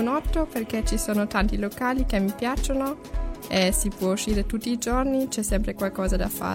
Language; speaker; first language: Italian; non-native, learner; German